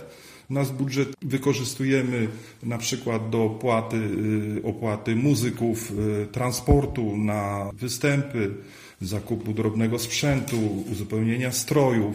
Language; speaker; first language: Polish; native; Polish